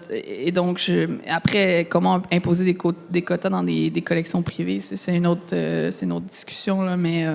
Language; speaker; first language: French; native; French